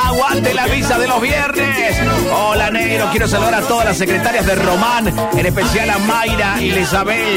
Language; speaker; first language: Spanish; native; Spanish